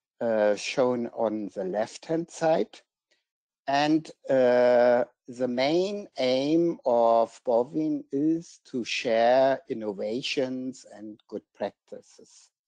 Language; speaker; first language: English; non-native, fluent; German